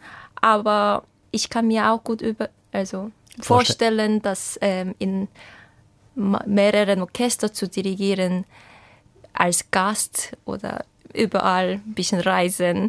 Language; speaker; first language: German; non-native, fluent; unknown